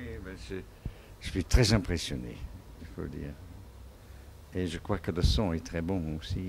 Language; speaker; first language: French; non-native, fluent; English